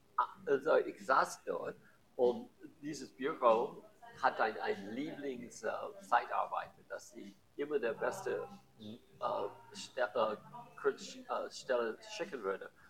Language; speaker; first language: German; non-native, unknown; English